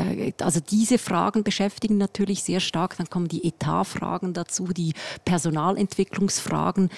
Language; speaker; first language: German; native; German